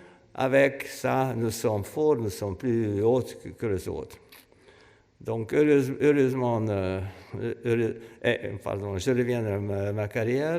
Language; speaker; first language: French; non-native, fluent; Hungarian